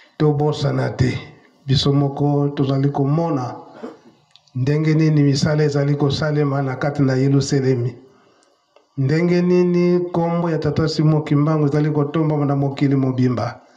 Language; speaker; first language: Lingala; non-native, local second language; Kongo